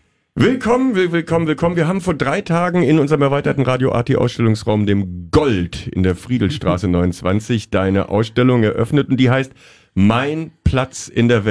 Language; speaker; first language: German; native; German